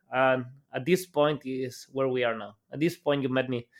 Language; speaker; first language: English; non-native, fluent; Spanish